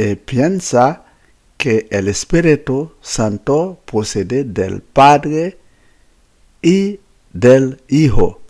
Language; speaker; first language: Spanish; non-native, fluent; Haitian Creole